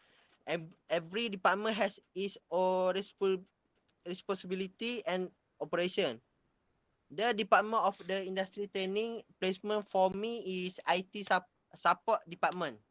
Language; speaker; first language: English; non-native, local second language; Malay